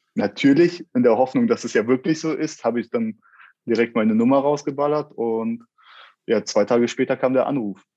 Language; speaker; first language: German; early bilingual, other home language; Russian